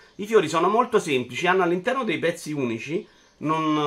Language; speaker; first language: Italian; native; Italian